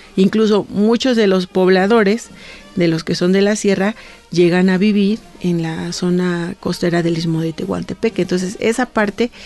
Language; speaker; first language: Spanish; native; Spanish